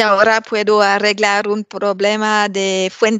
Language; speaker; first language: Spanish; non-native, learner; French